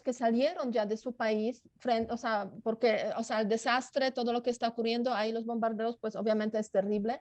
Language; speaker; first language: Spanish; non-native, fluent; Polish